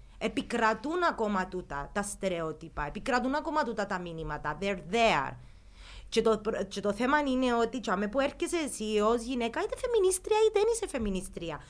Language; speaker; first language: Greek; early bilingual, heritage; Greek